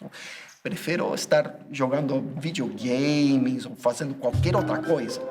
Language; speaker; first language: Portuguese; non-native, fluent; English